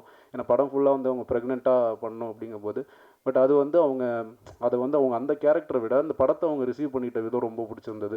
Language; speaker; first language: Tamil; native; Tamil